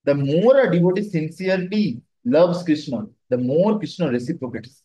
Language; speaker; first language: English; non-native, local second language; Bangla